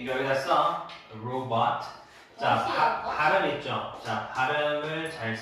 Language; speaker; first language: Korean; native; Korean